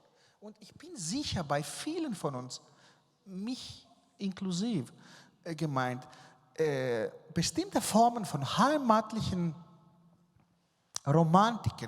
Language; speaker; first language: German; non-native, fluent; Greek